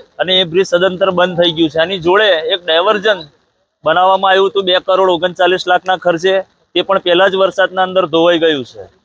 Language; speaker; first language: Gujarati; native; Gujarati